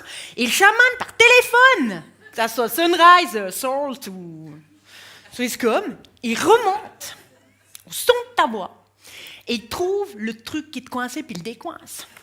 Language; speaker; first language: French; native; French